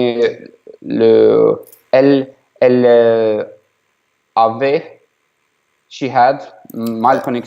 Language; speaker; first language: French; non-native, learner; Ukrainian